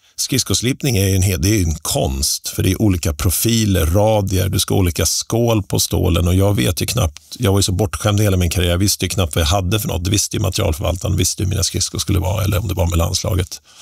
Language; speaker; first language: Swedish; native; Swedish